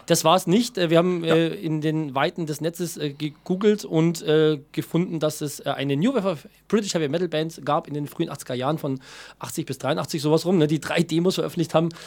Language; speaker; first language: German; native; German